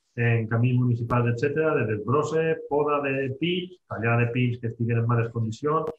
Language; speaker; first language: Spanish; non-native, local second language; Catalan